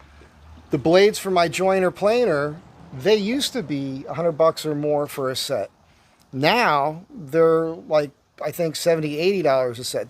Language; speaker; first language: English; native; English